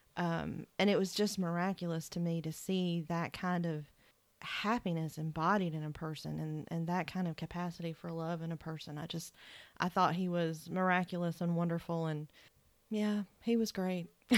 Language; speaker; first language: English; native; English